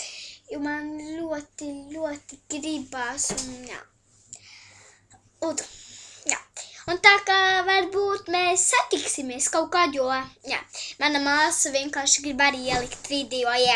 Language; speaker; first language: Latvian; early bilingual, heritage; Latvian